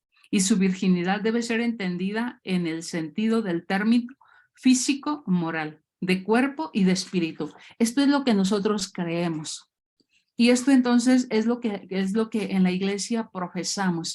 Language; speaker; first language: Spanish; native; Spanish